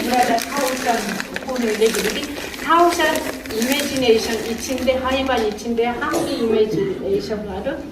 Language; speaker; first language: Turkish; non-native, learner; Korean